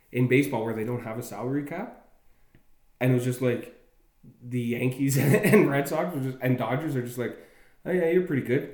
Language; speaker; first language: English; native; English